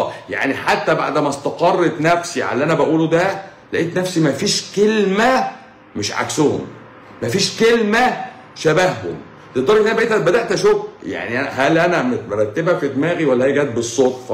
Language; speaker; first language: Arabic; native; Arabic